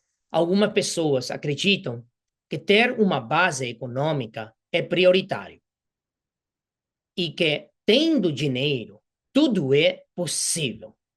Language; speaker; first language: Portuguese; non-native, fluent; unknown